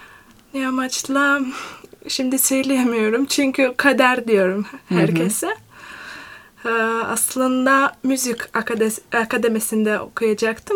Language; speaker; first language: Turkish; non-native, fluent; Lithuanian